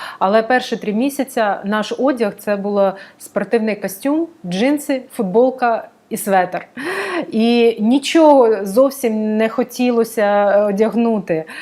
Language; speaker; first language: Ukrainian; non-native, local second language; Russian